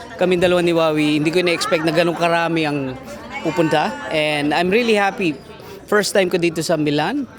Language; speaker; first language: Filipino; native; Filipino